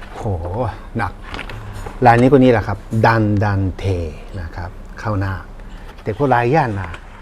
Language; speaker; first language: Thai; native; Thai